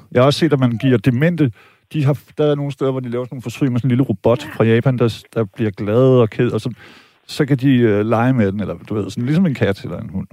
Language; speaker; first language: Danish; native; Danish